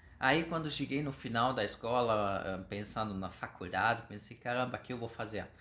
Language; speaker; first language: Portuguese; non-native, fluent; German